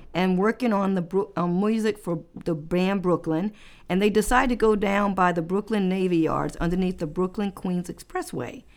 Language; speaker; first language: English; native; English